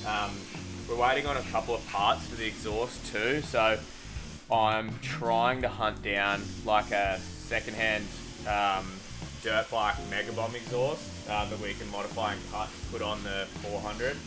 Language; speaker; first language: English; native; English